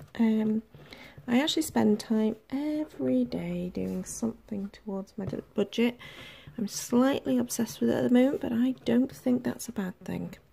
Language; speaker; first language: English; native; English